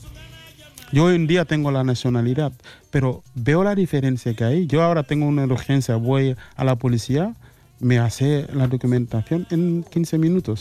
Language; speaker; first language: Spanish; non-native, fluent; Wolof